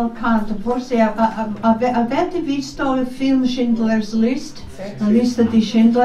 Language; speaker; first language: Italian; non-native, fluent; English